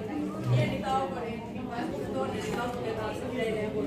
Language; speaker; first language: Finnish; native; Finnish